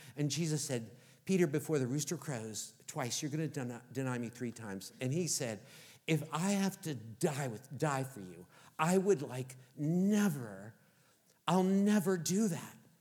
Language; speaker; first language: English; native; English